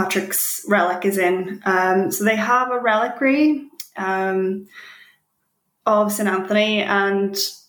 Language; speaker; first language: English; native; English